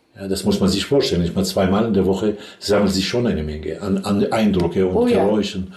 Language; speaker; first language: German; non-native, fluent; Arabic